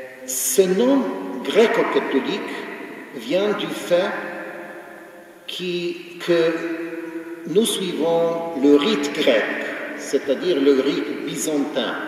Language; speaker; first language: French; non-native, fluent; Ukrainian